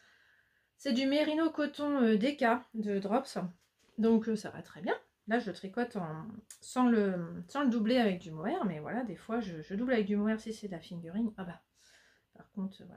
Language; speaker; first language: French; native; French